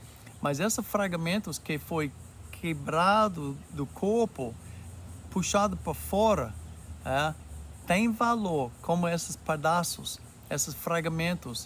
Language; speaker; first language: Portuguese; non-native, fluent; English